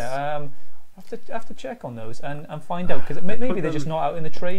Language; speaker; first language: English; native; English